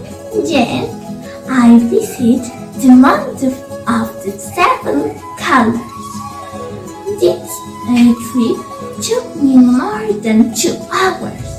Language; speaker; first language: English; non-native, learner; Spanish